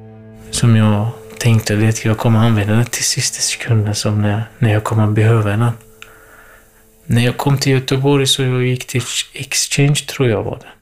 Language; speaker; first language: Swedish; non-native, fluent; Kurdish